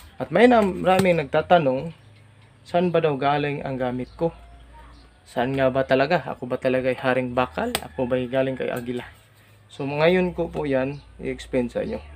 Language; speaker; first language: Filipino; non-native, local second language; Cebuano